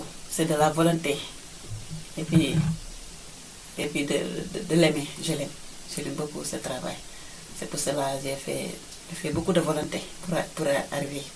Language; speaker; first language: French; non-native, local second language; Wolof